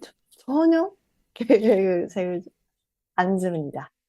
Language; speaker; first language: Korean; non-native, fluent; Japanese